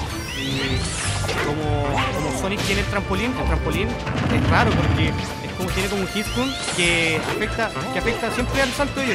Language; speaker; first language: Spanish; native; Spanish